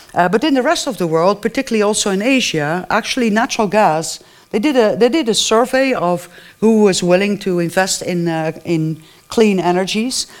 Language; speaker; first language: English; non-native, fluent; Dutch